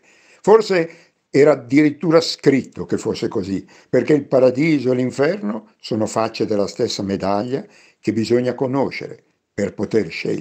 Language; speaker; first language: Italian; native; Italian